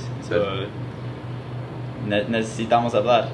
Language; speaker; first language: Spanish; non-native, learner; English